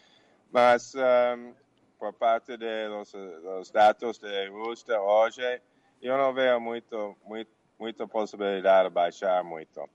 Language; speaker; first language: Portuguese; non-native, learner; English